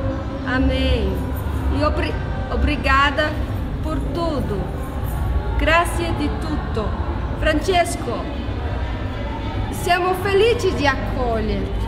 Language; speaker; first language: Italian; non-native, fluent; Portuguese